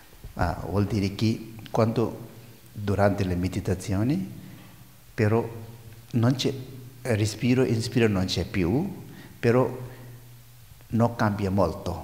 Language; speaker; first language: Italian; non-native, learner; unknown